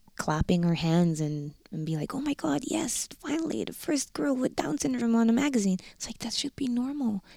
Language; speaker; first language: English; non-native, fluent; Dutch